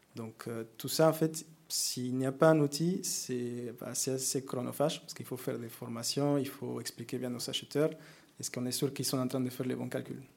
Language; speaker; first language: French; non-native, fluent; Spanish